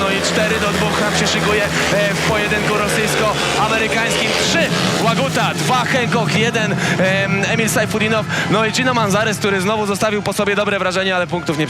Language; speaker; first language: Polish; native; Polish